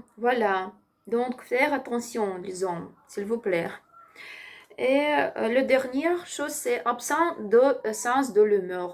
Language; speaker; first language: French; non-native, learner; Ukrainian